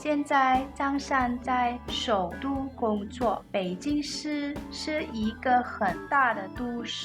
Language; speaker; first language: Chinese; non-native, learner; English